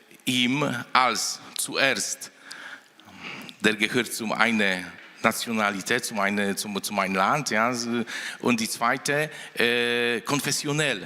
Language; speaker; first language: German; non-native, fluent; Polish